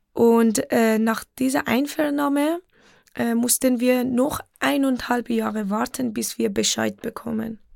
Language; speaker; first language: German; non-native, fluent; Persian